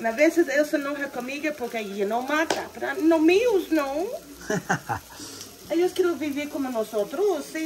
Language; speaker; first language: Spanish; non-native, learner; English